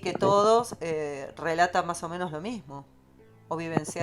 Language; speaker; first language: Spanish; native; Spanish